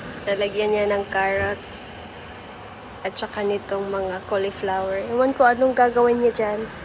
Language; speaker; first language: Filipino; native; Filipino